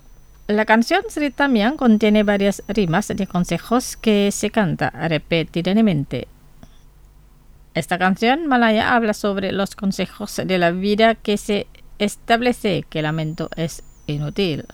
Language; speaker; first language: Spanish; non-native, fluent; Indonesian